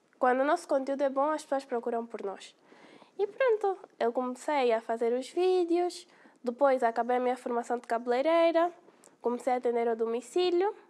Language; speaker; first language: Portuguese; native; Portuguese